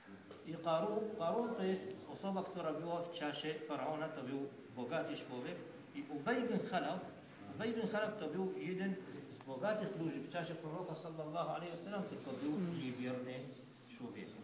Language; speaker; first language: Polish; non-native, fluent; Arabic